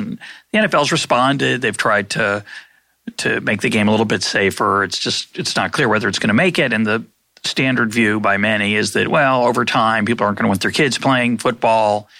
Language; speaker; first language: English; native; English